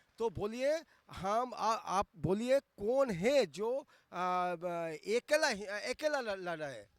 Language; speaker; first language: Hindi; non-native, local second language; Bangla